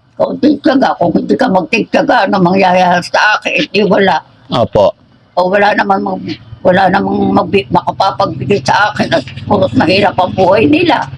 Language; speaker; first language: Filipino; native; Filipino